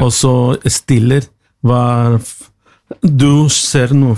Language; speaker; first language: Norwegian; non-native, learner; Spanish